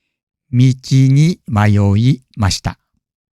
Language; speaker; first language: Japanese; non-native, fluent; English